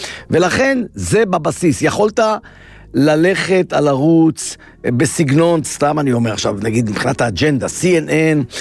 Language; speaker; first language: Hebrew; native; Hebrew